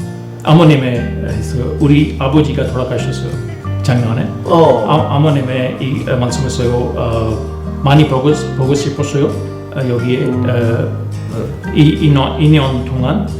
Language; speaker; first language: Korean; non-native, learner; Urdu